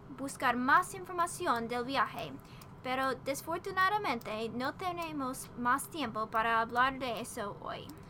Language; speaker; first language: Spanish; non-native, learner; English